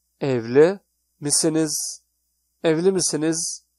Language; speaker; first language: Turkish; non-native, fluent; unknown